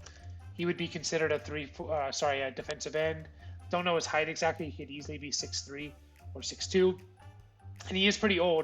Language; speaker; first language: English; native; English